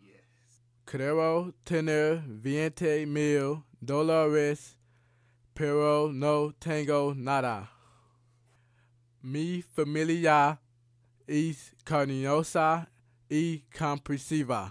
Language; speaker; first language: Spanish; non-native, learner; English